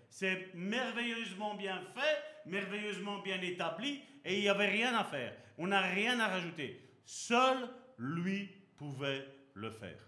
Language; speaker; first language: French; native; French